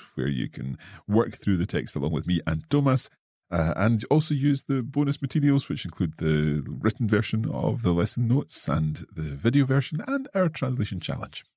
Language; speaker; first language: English; native; English